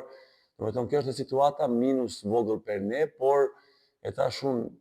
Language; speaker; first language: Albanian; non-native, learner; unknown